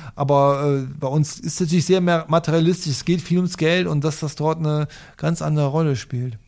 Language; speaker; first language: German; native; German